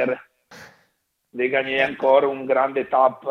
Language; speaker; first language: French; non-native, learner; Italian